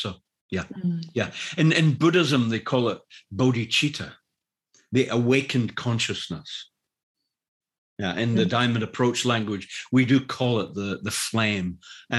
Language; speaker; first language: English; native; English